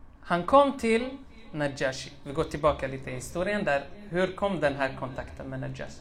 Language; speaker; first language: Swedish; early bilingual, other home language; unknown